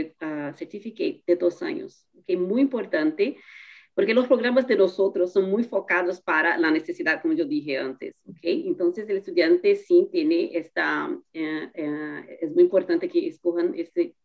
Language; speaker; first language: Spanish; non-native, fluent; Portuguese